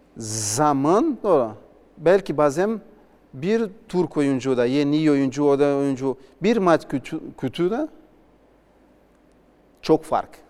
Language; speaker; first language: Turkish; non-native, learner; Portuguese